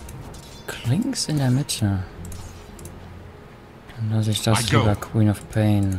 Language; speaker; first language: German; native; German